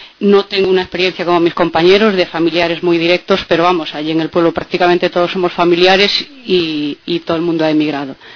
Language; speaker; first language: Spanish; native; Spanish